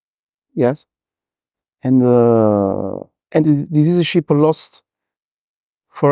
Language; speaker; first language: English; non-native, learner; Italian